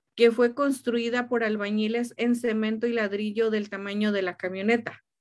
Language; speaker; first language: Spanish; native; Spanish